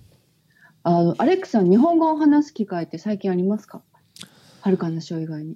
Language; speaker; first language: Japanese; native; Japanese